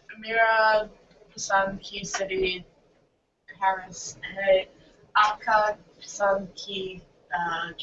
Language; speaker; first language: Hindi; non-native, learner; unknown